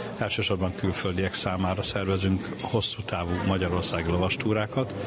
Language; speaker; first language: Hungarian; native; Hungarian